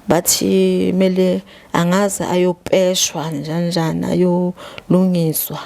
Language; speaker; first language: Zulu; native; Zulu